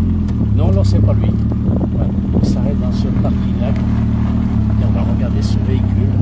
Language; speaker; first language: French; native; French